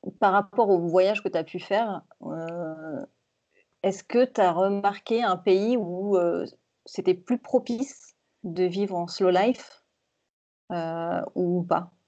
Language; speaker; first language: French; native; French